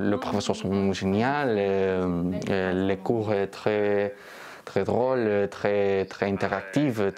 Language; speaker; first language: French; non-native, learner; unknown